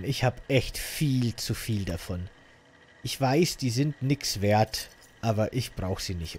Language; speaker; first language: German; native; German